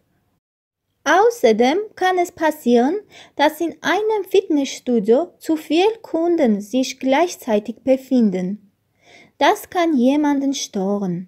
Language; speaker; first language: German; non-native, learner; Armenian